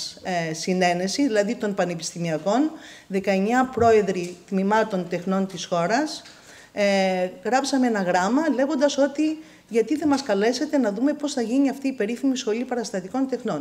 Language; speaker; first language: Greek; native; Greek